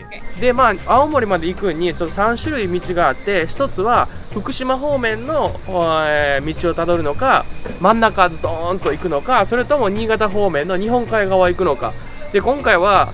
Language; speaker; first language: Japanese; native; Japanese